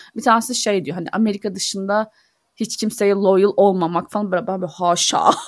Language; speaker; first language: Turkish; native; Turkish